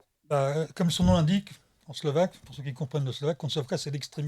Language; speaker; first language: French; native; French